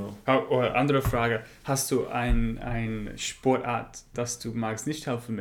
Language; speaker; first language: German; non-native, learner; English